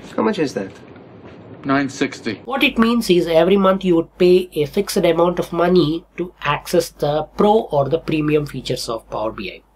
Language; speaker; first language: English; non-native, local second language; Telugu